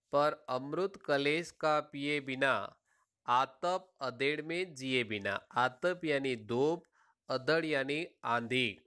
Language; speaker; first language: Hindi; non-native, local second language; Gujarati